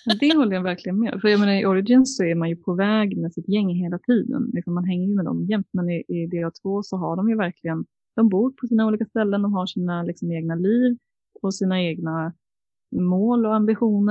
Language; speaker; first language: Swedish; native; Swedish